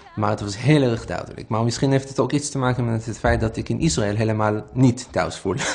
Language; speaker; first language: Dutch; non-native, fluent; Hebrew